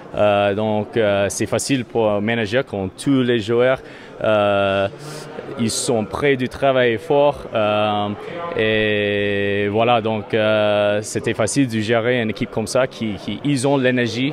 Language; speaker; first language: French; non-native, learner; English